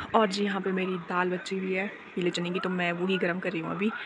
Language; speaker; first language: Hindi; native; Hindi